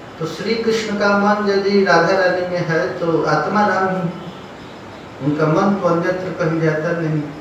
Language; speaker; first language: Hindi; non-native, local second language; Bangla